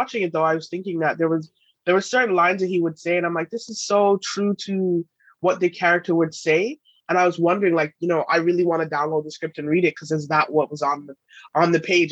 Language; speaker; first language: English; native; English